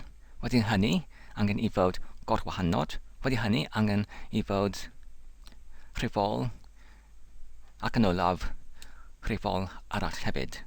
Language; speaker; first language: Welsh; non-native, fluent; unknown